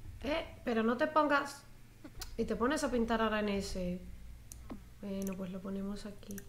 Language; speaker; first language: Spanish; native; Spanish